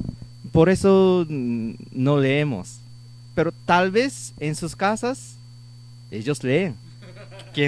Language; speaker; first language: Spanish; non-native, learner; Japanese